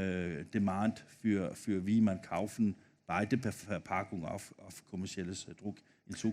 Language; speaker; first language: German; non-native, fluent; Danish